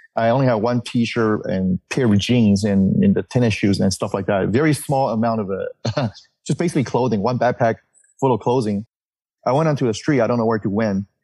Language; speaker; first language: English; early bilingual, other home language; Chinese